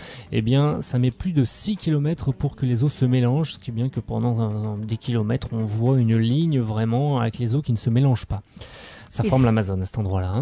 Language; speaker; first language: French; native; French